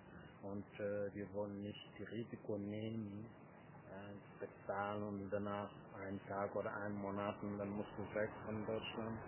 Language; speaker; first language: German; non-native, fluent; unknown